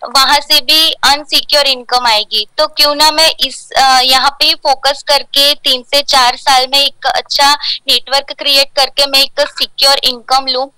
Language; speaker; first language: Hindi; non-native, local second language; Gujarati